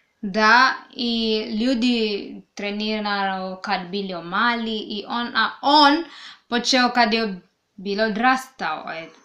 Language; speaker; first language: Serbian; non-native, learner; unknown